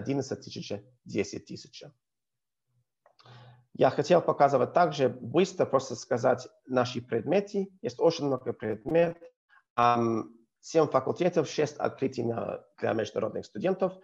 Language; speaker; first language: Russian; non-native, learner; English